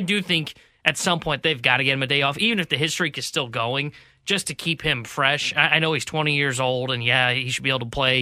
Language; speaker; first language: English; native; English